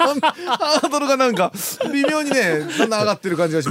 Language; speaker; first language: Japanese; native; Japanese